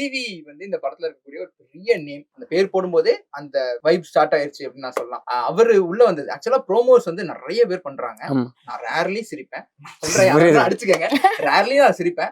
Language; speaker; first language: Tamil; native; Tamil